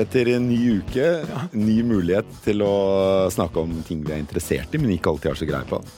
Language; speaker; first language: Norwegian; native; Norwegian